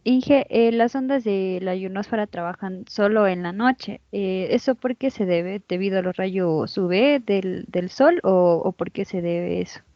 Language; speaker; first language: Spanish; native; Spanish